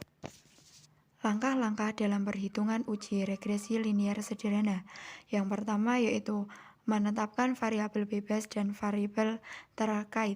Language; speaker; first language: Indonesian; native; Indonesian